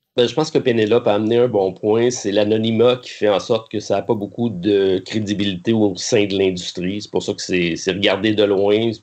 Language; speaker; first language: French; native; French